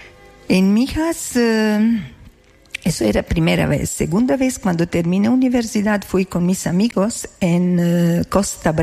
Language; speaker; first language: Spanish; non-native, fluent; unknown